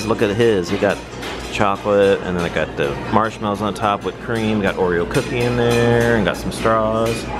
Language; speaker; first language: English; native; English